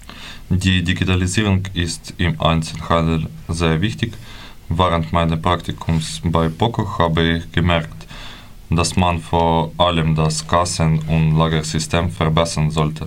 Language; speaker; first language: German; non-native, fluent; Ukrainian